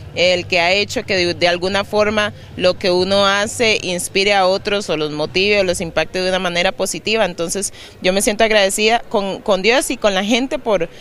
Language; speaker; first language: Spanish; native; Spanish